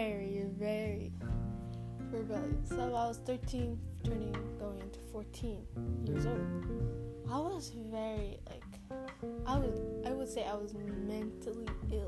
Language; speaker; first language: English; early bilingual, other home language; Spanish